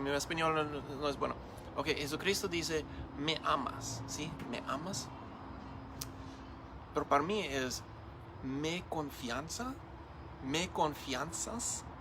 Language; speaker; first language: Spanish; non-native, learner; English